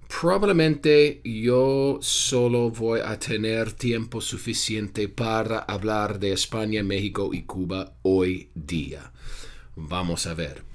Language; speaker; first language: Spanish; non-native, fluent; English